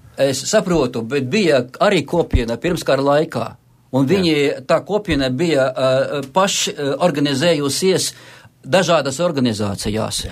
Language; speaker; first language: Latvian; non-native, local second language; Russian